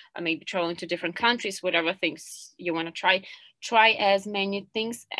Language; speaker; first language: English; non-native, fluent; Ukrainian